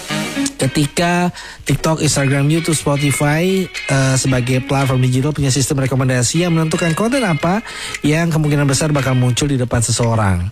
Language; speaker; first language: Indonesian; native; Indonesian